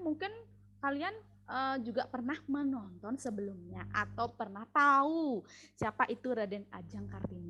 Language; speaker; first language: Indonesian; native; Indonesian